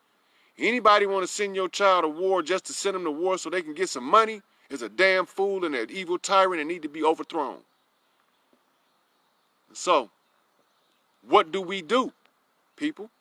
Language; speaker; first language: English; native; English